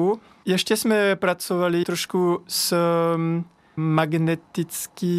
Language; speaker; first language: Czech; non-native, learner; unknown